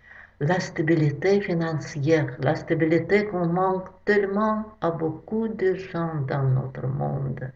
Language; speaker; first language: French; non-native, fluent; Russian